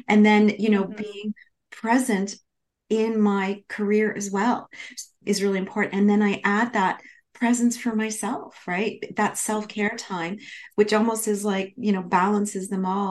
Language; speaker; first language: English; native; English